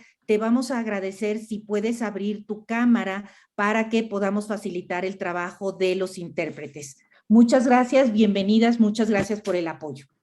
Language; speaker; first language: Spanish; native; Spanish